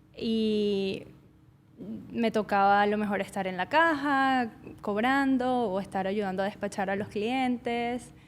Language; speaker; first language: Spanish; native; Spanish